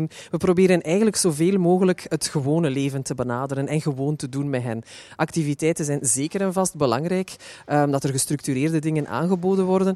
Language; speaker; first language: Dutch; native; Dutch